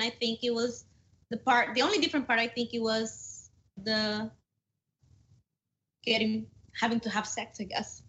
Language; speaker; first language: English; non-native, fluent; Spanish